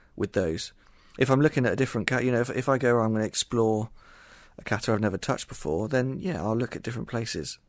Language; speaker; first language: English; native; English